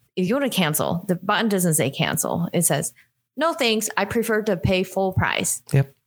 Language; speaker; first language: English; non-native, local second language; Cantonese